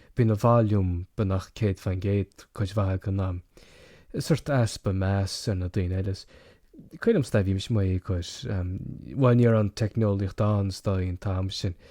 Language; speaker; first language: Irish; native; Irish